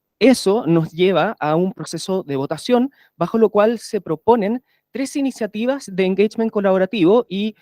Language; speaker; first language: Spanish; native; Spanish